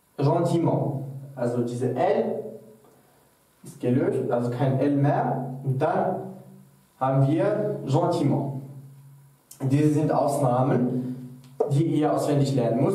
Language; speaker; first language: German; non-native, fluent; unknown